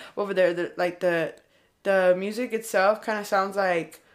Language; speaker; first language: English; native; English